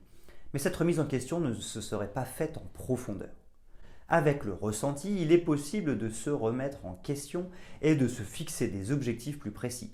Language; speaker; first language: French; native; French